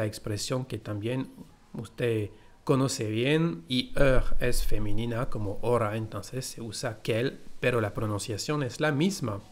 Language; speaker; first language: Spanish; non-native, fluent; French